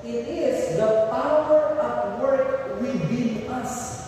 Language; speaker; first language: English; non-native, local second language; Filipino